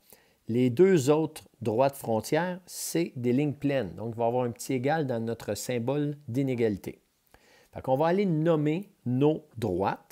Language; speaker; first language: French; native; French